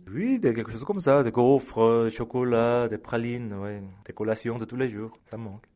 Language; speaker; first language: French; early bilingual, other home language; Korean